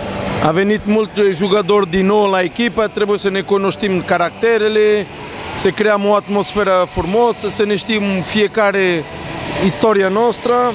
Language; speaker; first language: Romanian; non-native, fluent; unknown